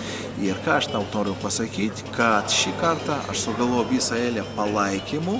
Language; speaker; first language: Lithuanian; native; Lithuanian